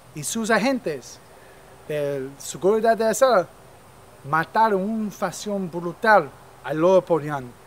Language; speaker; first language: Spanish; non-native, fluent; English